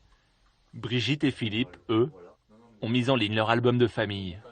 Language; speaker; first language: French; native; French